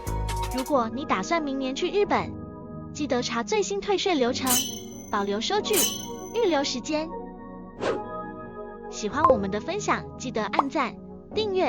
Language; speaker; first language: Chinese; native; Chinese